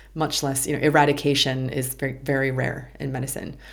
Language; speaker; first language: English; native; English